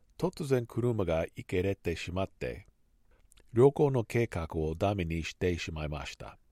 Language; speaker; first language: Japanese; non-native, learner; English